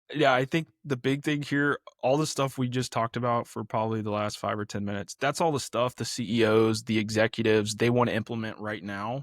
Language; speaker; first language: English; native; English